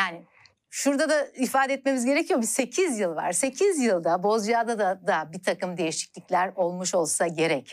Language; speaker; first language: Turkish; native; Turkish